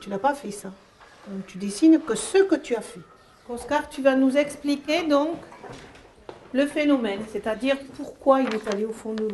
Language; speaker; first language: French; native; French